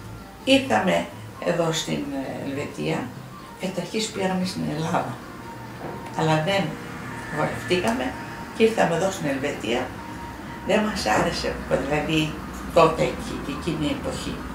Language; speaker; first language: Greek; early bilingual, heritage; Greek